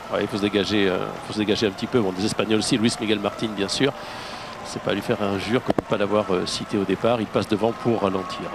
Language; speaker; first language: French; native; French